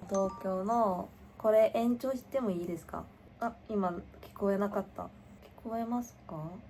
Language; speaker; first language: Japanese; non-native, learner; Korean